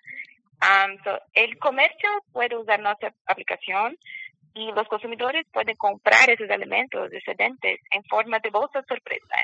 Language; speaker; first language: Spanish; non-native, learner; Portuguese